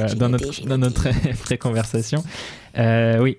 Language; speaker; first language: French; native; French